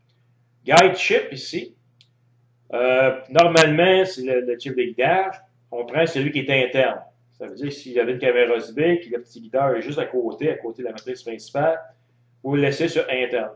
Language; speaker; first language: French; native; French